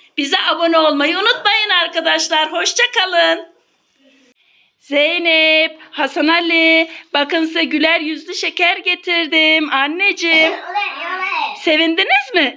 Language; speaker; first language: Turkish; native; Turkish